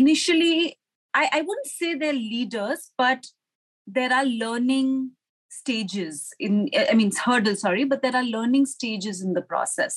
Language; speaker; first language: English; non-native, local second language; Hindi